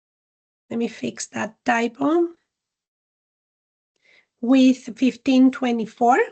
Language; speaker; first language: English; non-native, fluent; Greek